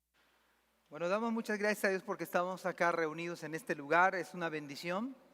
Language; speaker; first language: Spanish; native; Spanish